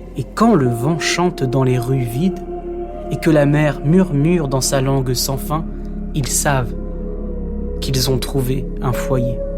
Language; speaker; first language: French; native; French